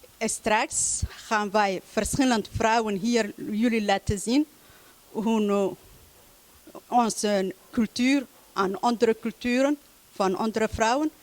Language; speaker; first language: Dutch; early bilingual, other home language; Somali